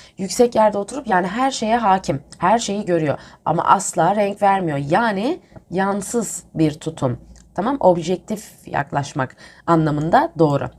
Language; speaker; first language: Turkish; native; Turkish